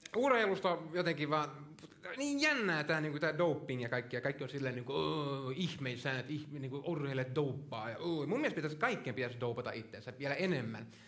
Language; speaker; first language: Finnish; non-native, local second language; Swedish